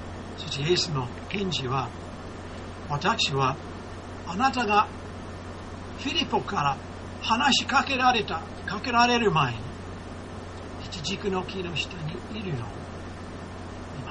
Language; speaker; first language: Japanese; non-native, fluent; English